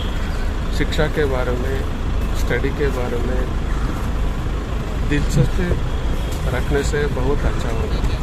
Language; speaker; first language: Hindi; non-native, local second language; Kannada